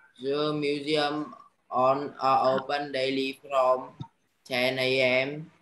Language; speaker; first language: English; non-native, learner; Vietnamese